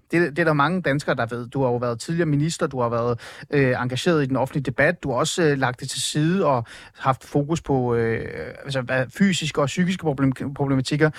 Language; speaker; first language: Danish; native; Danish